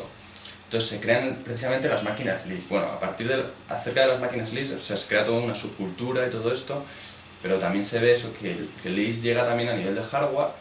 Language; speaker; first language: Spanish; native; Spanish